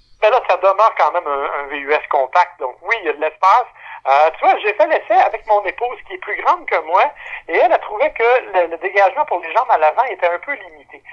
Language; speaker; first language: French; native; French